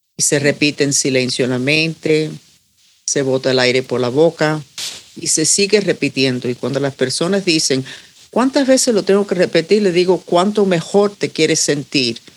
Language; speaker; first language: Spanish; non-native, fluent; English